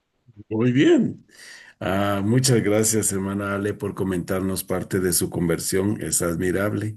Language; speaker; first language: Spanish; native; Spanish